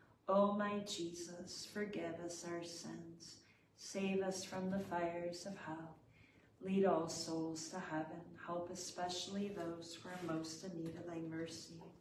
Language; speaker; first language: English; native; English